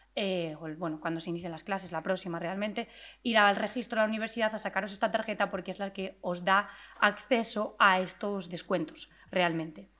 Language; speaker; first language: Spanish; native; Spanish